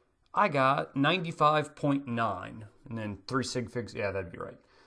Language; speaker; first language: English; native; English